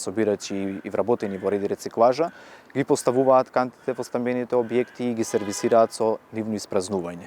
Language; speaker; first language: Macedonian; native; Macedonian